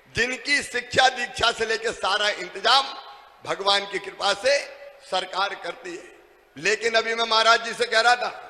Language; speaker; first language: Hindi; native; Hindi